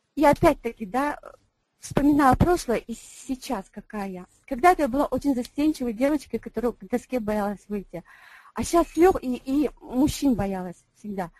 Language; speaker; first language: Russian; non-native, local second language; Tajik